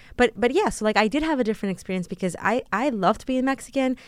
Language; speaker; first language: English; early bilingual, other home language; Spanish